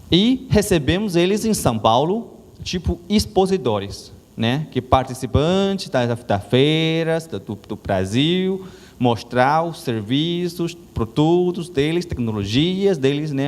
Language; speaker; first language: Portuguese; non-native, learner; Chinese